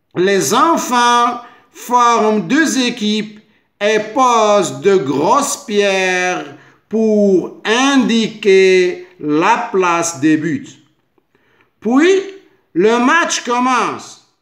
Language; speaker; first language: French; non-native, local second language; Arabic